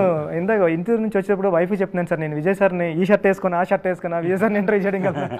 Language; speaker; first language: Telugu; native; Telugu